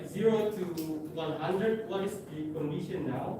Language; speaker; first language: English; non-native, fluent; Indonesian